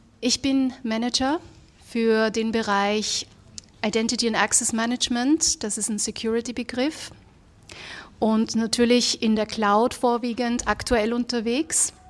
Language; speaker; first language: German; early bilingual, other home language; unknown